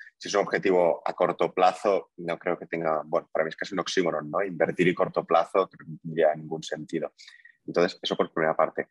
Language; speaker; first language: Spanish; native; Spanish